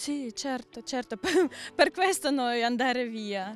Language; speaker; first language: Italian; non-native, learner; Ukrainian